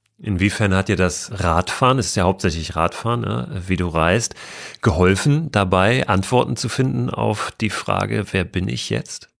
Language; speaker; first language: German; native; German